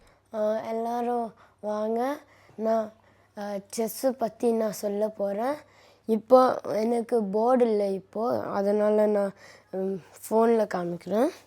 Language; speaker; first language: Tamil; early bilingual, heritage; Tamil